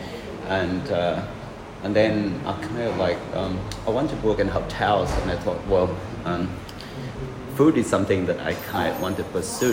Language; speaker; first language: English; non-native, fluent; Vietnamese